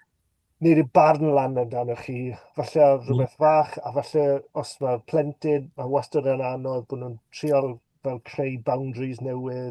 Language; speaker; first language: Welsh; native; Welsh